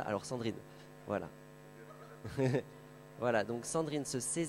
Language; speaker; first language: French; native; French